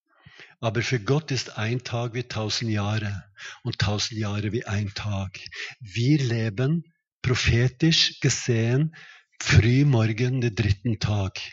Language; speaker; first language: German; non-native, fluent; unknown